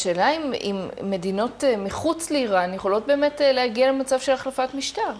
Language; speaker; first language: Hebrew; native; Hebrew